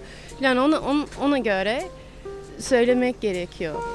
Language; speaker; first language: Turkish; non-native, fluent; English